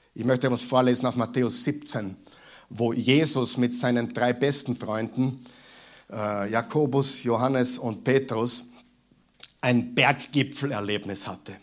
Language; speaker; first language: German; native; German